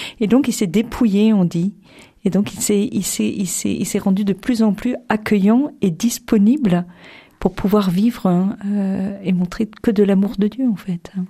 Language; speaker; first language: French; native; French